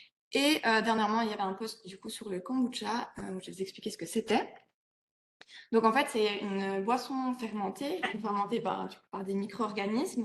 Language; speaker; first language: French; native; French